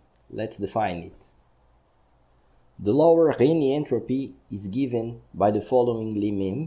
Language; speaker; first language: English; non-native, fluent; Portuguese